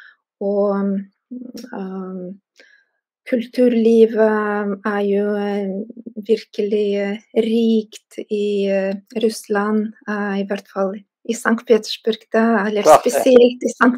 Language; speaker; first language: Norwegian; non-native, fluent; Russian